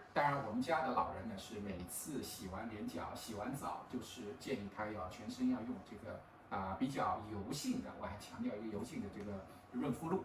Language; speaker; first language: Chinese; native; Chinese